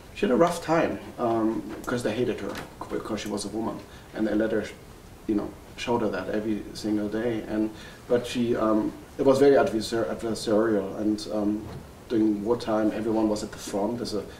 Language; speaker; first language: English; non-native, fluent; German